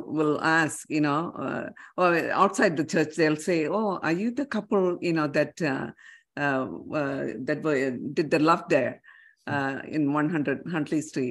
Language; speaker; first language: English; non-native, local second language; Tamil